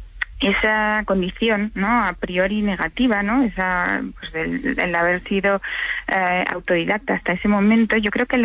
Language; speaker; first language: Spanish; native; Spanish